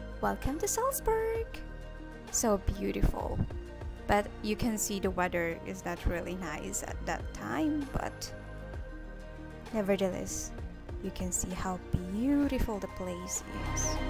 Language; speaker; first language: English; non-native, local second language; Filipino